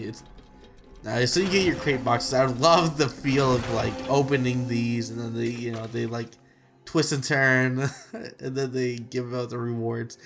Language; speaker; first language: English; native; English